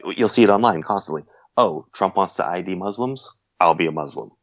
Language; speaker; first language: English; native; English